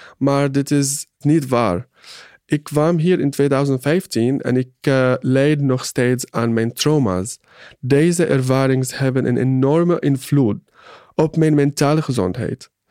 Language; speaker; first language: Dutch; non-native, fluent; Arabic